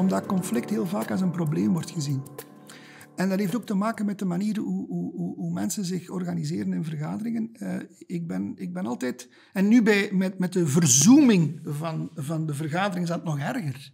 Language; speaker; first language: Dutch; native; Dutch